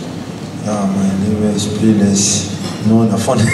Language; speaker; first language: German; non-native, learner; Spanish